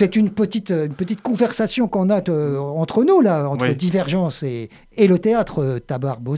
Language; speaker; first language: French; native; French